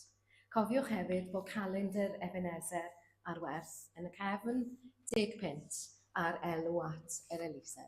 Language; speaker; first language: Welsh; native; Welsh